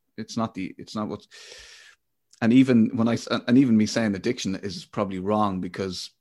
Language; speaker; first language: English; native; English